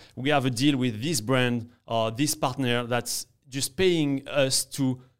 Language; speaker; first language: English; non-native, fluent; French